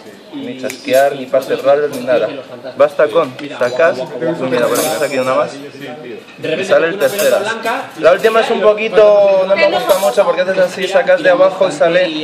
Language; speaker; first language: Spanish; native; Spanish